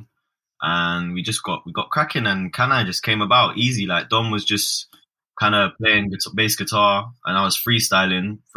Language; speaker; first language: English; native; English